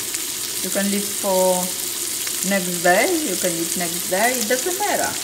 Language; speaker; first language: English; non-native, learner; Polish